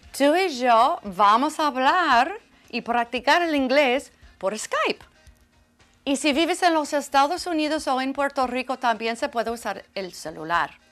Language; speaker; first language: Spanish; non-native, fluent; English